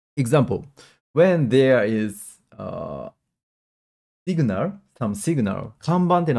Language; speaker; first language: English; non-native, learner; Japanese